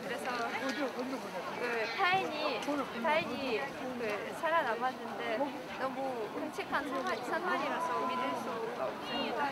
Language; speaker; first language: Korean; non-native, fluent; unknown